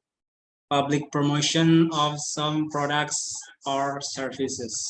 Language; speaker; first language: English; non-native, learner; Indonesian